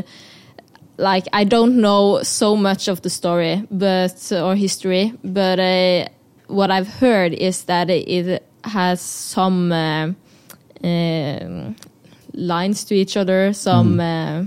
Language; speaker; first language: English; non-native, fluent; Norwegian